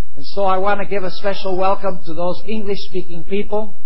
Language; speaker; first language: English; native; English